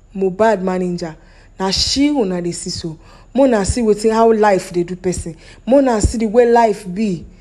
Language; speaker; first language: Nigerian Pidgin; non-native, local second language; Yoruba